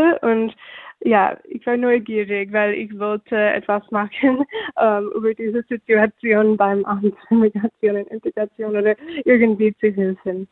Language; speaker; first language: German; non-native, fluent; English